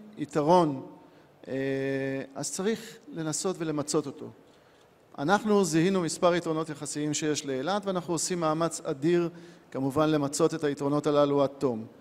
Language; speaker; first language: Hebrew; native; Hebrew